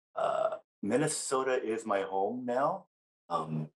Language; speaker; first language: English; native; English